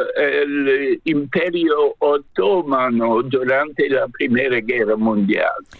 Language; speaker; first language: Spanish; non-native, fluent; English